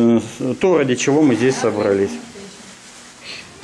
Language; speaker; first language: Russian; native; Russian